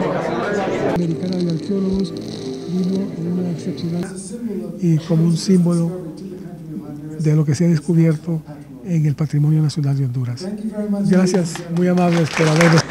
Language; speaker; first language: Spanish; non-native, learner; English